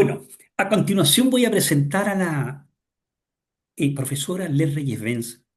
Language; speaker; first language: Spanish; native; Spanish